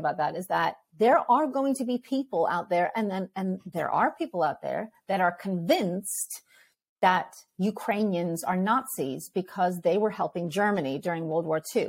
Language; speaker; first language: English; early bilingual, other home language; Ukrainian